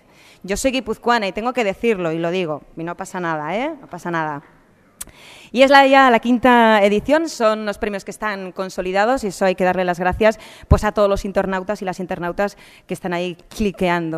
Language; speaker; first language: Spanish; native; Spanish